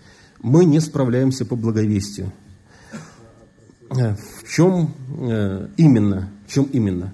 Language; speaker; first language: Russian; native; Russian